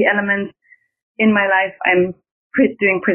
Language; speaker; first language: English; non-native, fluent; German